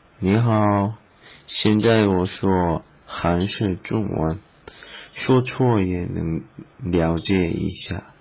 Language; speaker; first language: Chinese; non-native, learner; Korean